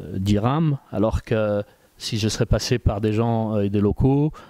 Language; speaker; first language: French; native; French